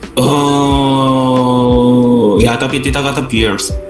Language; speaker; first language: Indonesian; non-native, learner; Korean